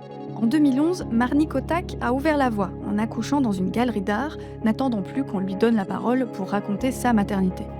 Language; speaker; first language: French; native; French